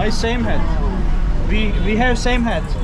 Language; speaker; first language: English; non-native, learner; Turkish